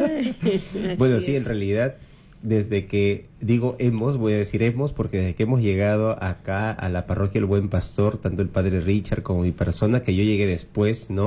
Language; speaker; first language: Spanish; native; Spanish